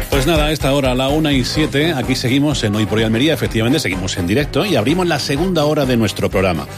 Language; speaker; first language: Spanish; native; Spanish